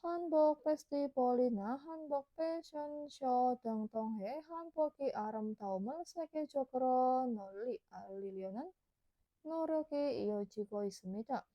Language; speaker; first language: Korean; non-native, fluent; Indonesian